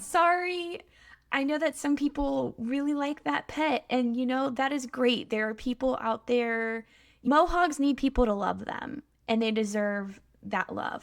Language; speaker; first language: English; native; English